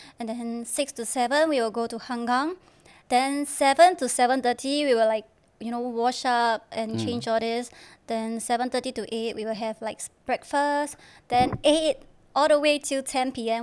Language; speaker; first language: English; non-native, local second language; Chinese